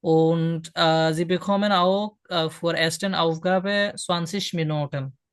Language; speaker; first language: German; non-native, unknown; Bangla